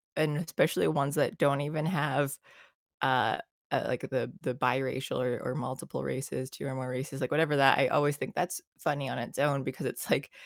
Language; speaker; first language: English; early bilingual, other home language; Filipino